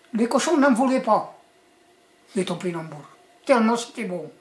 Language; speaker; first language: French; early bilingual, other home language; Spanish